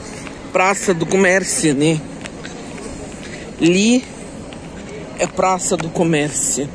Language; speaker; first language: Portuguese; non-native, fluent; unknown